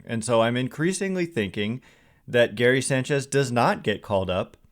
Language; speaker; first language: English; native; English